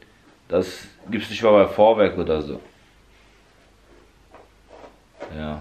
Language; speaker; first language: German; early bilingual, other home language; Turkish